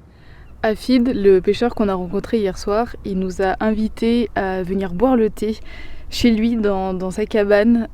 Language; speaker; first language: French; native; French